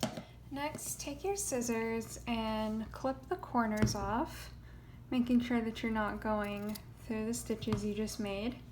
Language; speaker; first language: English; native; English